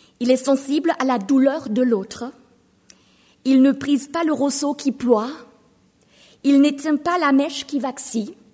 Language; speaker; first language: French; non-native, fluent; German